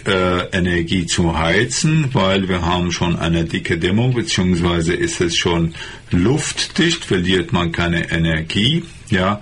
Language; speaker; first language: German; non-native, fluent; Persian